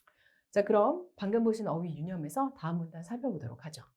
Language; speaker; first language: Korean; native; Korean